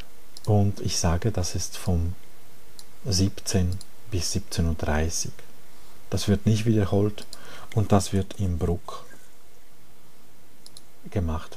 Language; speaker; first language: German; non-native, fluent; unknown